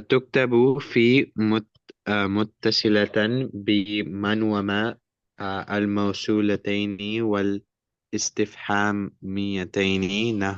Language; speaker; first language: Arabic; non-native, learner; Urdu